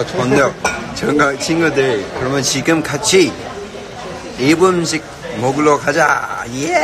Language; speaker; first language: Korean; non-native, learner; Cantonese